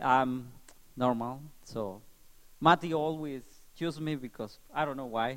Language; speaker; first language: English; non-native, learner; Spanish